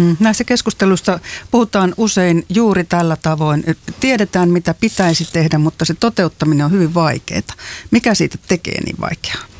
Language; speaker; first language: Finnish; native; Finnish